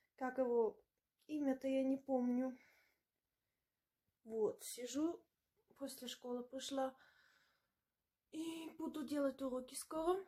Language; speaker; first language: Russian; non-native, learner; German